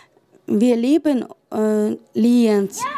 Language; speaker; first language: German; non-native, learner; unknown